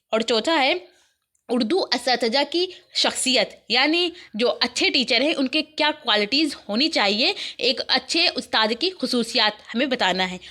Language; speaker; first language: Urdu; native; Urdu